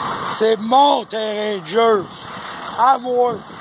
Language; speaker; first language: French; native; French